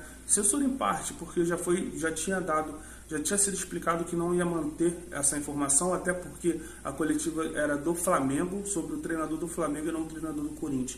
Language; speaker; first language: Portuguese; native; Portuguese